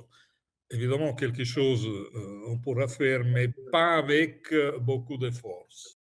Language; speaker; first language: French; non-native, fluent; Italian